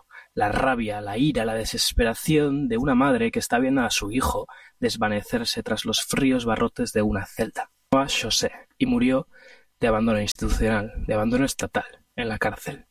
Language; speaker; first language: Spanish; native; Spanish